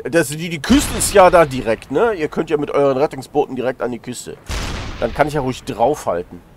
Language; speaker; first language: German; native; German